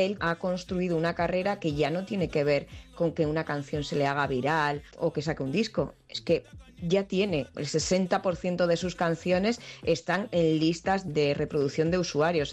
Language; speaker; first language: Spanish; native; Spanish